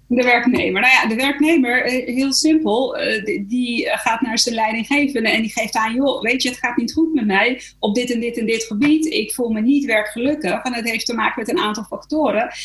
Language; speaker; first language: Dutch; early bilingual, other home language; Arabic